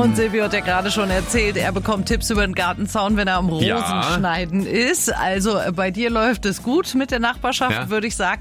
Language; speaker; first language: German; native; German